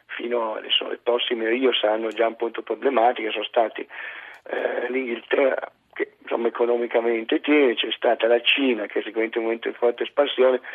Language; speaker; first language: Italian; native; Italian